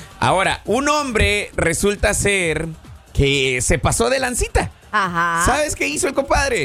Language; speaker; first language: Spanish; native; Spanish